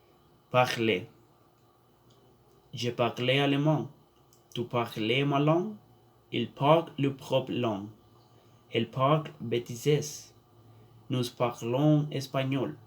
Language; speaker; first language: French; non-native, learner; Spanish